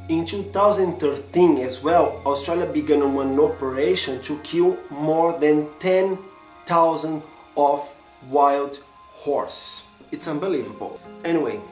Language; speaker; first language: English; non-native, fluent; Portuguese